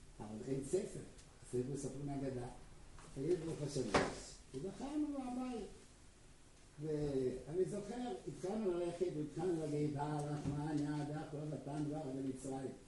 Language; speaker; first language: Hebrew; non-native, fluent; Czech